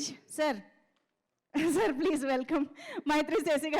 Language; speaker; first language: Telugu; native; Telugu